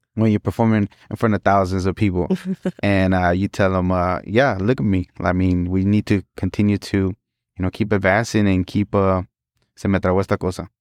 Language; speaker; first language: English; early bilingual, other home language; Spanish